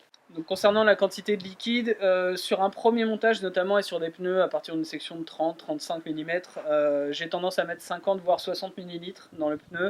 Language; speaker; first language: French; native; French